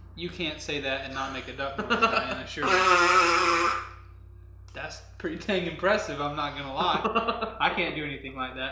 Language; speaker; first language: English; native; English